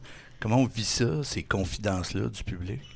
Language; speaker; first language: French; native; French